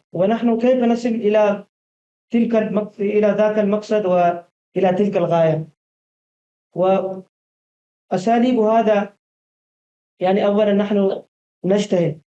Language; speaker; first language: Arabic; non-native, fluent; Urdu